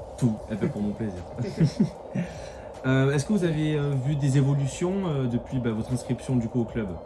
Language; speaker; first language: French; native; French